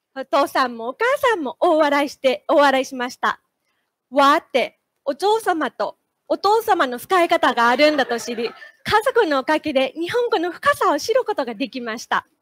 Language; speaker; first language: Japanese; non-native, fluent; Thai